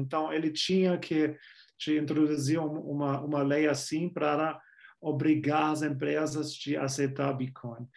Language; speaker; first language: Portuguese; non-native, fluent; German